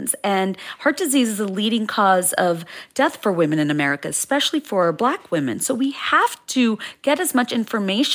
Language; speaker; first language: English; non-native, local second language; Bangla